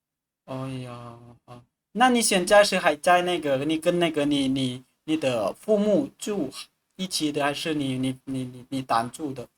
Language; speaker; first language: Chinese; non-native, fluent; Lao